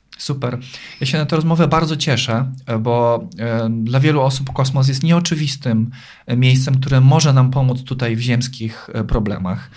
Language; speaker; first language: Polish; native; Polish